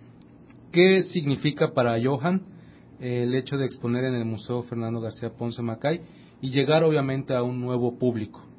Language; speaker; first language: Spanish; native; Spanish